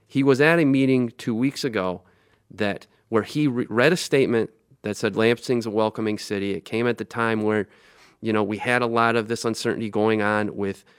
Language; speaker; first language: English; native; English